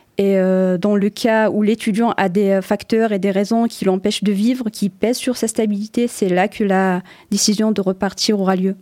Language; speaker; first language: French; non-native, local second language; Arabic